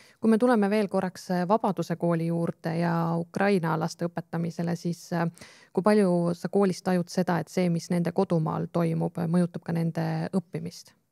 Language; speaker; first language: Estonian; native; Estonian